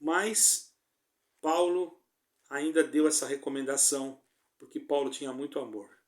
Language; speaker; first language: Portuguese; native; Portuguese